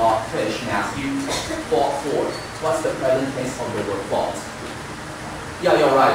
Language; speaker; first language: English; non-native, fluent; Chinese